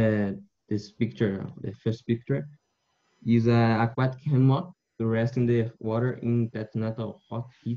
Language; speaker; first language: English; non-native, learner; Portuguese